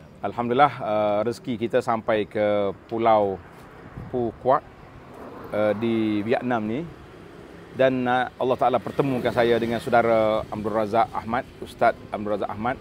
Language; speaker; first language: Malay; native; Malay